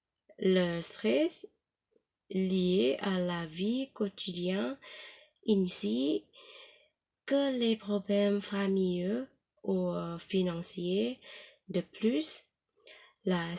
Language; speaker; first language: French; non-native, learner; Thai